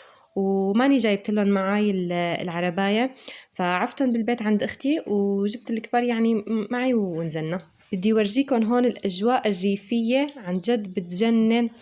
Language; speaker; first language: Arabic; native; Arabic